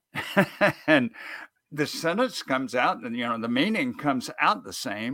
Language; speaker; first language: English; native; English